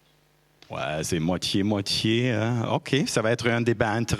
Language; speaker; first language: French; non-native, fluent; German